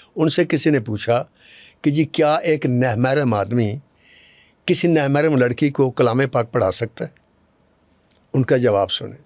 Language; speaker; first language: Urdu; non-native, local second language; Punjabi